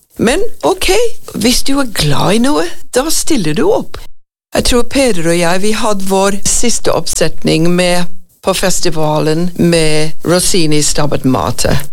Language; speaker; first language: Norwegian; non-native, fluent; English